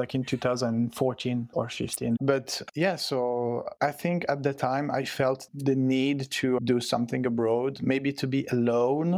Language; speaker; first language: English; non-native, fluent; French